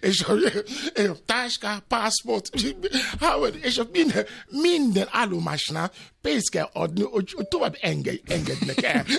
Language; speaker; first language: Hungarian; non-native, fluent; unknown